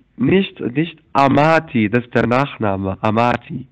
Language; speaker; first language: German; non-native, fluent; Arabic